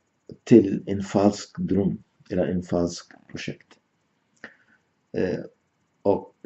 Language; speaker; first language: Swedish; non-native, fluent; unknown